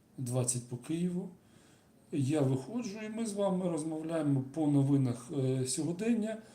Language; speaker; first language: Ukrainian; non-native, local second language; Russian